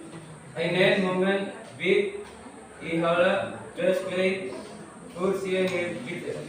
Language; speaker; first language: German; non-native, learner; Indonesian